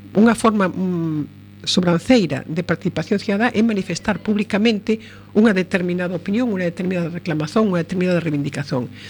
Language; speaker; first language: Galician; native; Galician